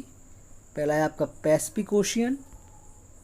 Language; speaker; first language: Hindi; native; Hindi